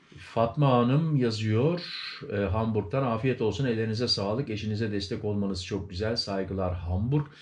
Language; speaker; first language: Turkish; early bilingual, heritage; Turkish